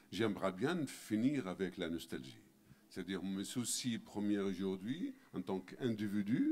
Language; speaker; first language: French; non-native, fluent; Arabic